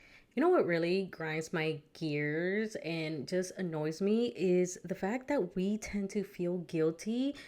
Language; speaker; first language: English; early bilingual, other home language; Spanish